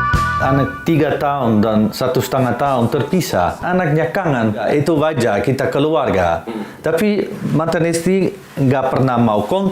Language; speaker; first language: Indonesian; non-native, fluent; Dutch